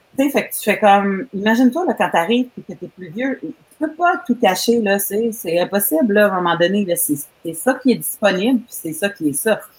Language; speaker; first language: French; native; French